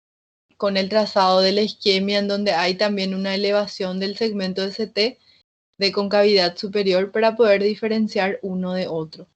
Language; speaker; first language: Spanish; native; Spanish